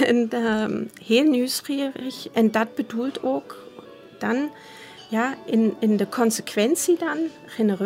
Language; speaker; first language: Dutch; non-native, fluent; German